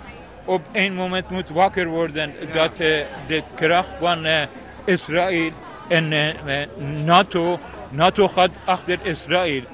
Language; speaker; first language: Dutch; non-native, learner; Persian